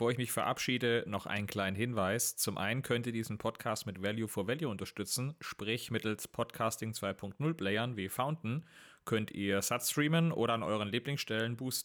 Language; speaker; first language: German; native; German